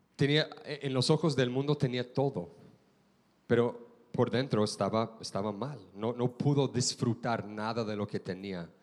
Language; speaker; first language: Spanish; non-native, fluent; English